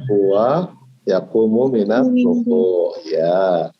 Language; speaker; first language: Arabic; non-native, fluent; Indonesian